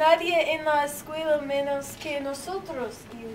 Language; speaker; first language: Spanish; non-native, learner; English